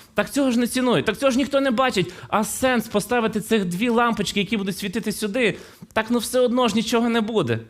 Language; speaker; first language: Ukrainian; non-native, local second language; Russian